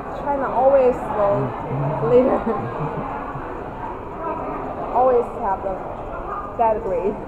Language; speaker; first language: English; non-native, learner; Chinese